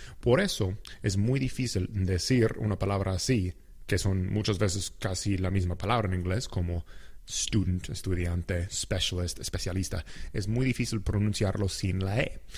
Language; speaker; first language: Spanish; non-native, fluent; English